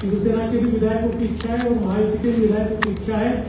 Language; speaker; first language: Hindi; non-native, local second language; Marathi